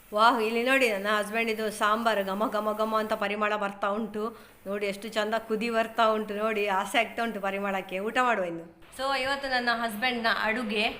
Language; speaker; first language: Kannada; non-native, local second language; Tulu